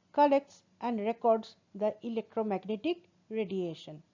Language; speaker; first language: English; non-native, local second language; Assamese